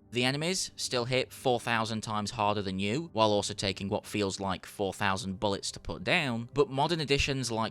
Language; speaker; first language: English; native; English